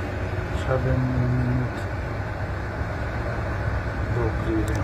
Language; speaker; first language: Romanian; non-native, local second language; Hungarian